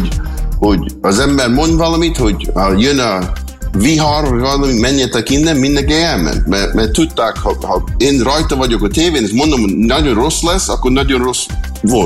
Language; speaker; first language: Hungarian; early bilingual, heritage; English